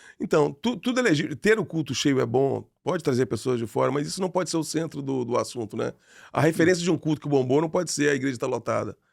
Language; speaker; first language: Portuguese; native; Portuguese